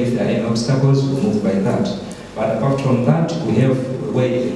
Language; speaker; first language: English; non-native, local second language; Swahili